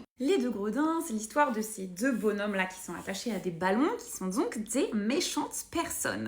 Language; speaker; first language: French; native; French